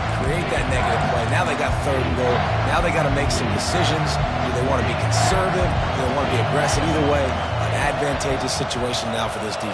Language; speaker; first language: English; native; English